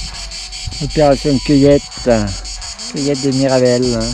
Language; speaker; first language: French; native; French